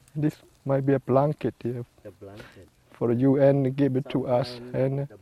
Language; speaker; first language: English; non-native, fluent; Khmer